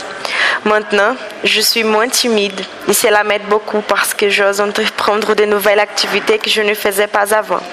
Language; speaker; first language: French; non-native, learner; Portuguese